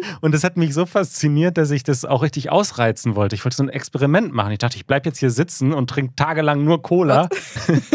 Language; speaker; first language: German; native; German